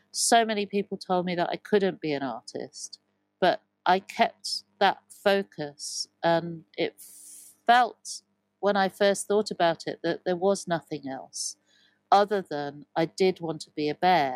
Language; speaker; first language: English; native; English